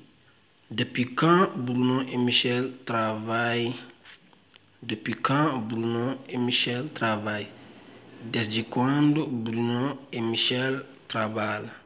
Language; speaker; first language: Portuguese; non-native, fluent; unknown